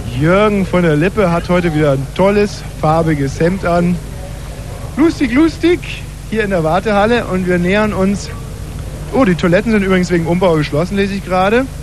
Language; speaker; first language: German; native; German